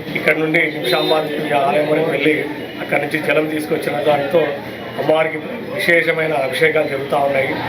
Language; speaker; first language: Telugu; native; Telugu